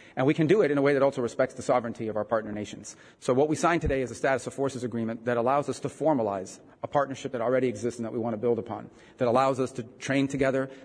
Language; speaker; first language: English; early bilingual, other home language; Spanish